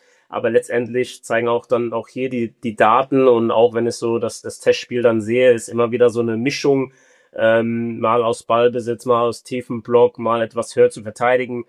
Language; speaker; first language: German; early bilingual, other home language; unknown